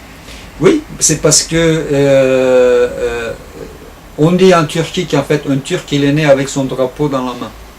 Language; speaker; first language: French; non-native, fluent; Turkish